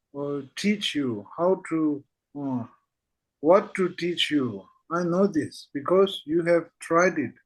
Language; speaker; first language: English; non-native, fluent; Tibetan